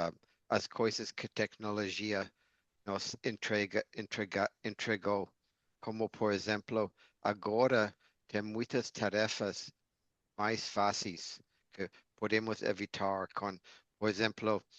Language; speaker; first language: Portuguese; non-native, learner; English